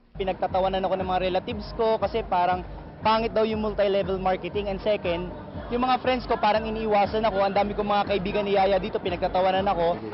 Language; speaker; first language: Filipino; native; Filipino